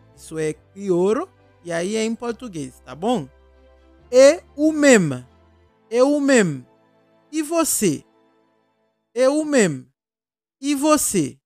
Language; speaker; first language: Portuguese; non-native, fluent; Haitian Creole